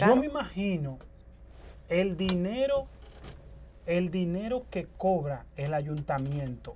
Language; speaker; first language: Spanish; native; Spanish